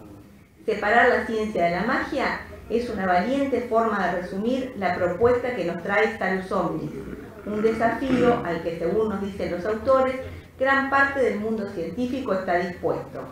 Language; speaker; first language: Spanish; native; Spanish